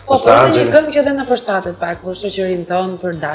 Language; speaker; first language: Albanian; native; Albanian